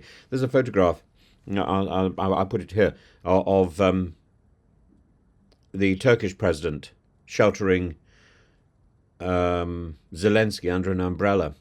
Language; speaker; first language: English; native; English